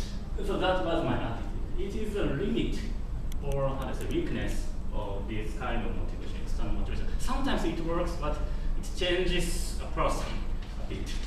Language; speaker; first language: English; non-native, fluent; Japanese